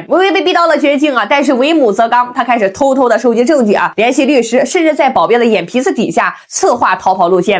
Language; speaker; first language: Chinese; native; Chinese